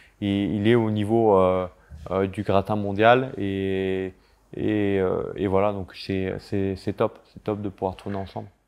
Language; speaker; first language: French; native; French